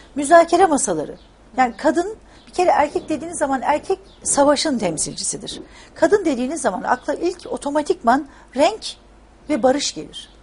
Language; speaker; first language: Turkish; native; Turkish